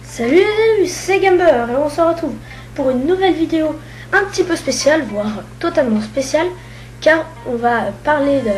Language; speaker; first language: French; native; French